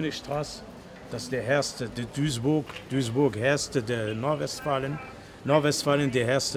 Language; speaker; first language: German; non-native, learner; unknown